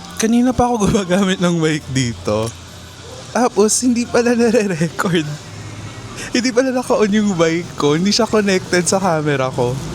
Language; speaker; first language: Filipino; native; Filipino